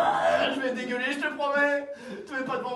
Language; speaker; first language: French; native; French